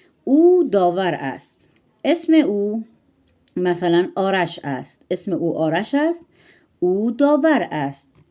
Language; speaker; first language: Persian; non-native, fluent; Urdu